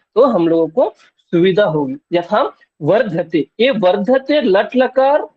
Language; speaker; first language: Hindi; non-native, local second language; Bangla